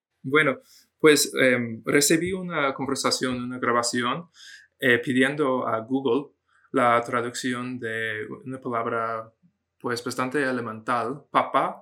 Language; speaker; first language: Spanish; non-native, fluent; English